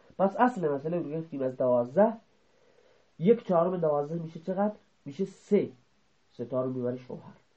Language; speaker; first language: Persian; non-native, local second language; Baluchi